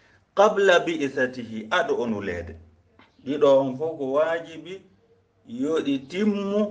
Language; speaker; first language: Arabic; non-native, fluent; Fula